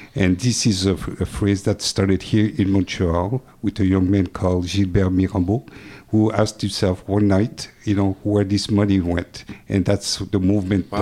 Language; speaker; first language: English; non-native, fluent; French